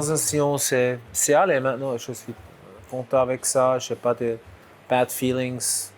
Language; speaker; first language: French; non-native, local second language; German